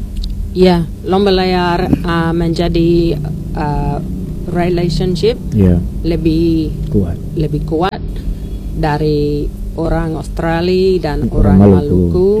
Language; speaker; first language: Indonesian; non-native, learner; English